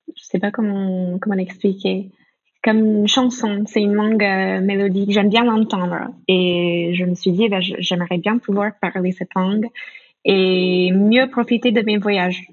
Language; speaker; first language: French; non-native, fluent; English